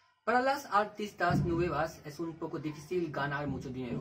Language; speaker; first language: Spanish; non-native, learner; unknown